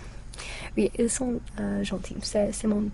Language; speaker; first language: French; non-native, learner; English